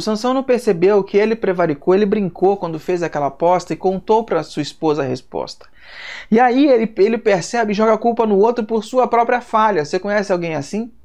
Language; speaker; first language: Portuguese; native; Portuguese